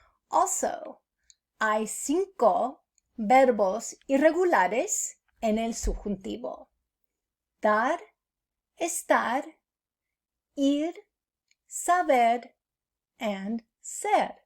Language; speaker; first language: Spanish; non-native, fluent; English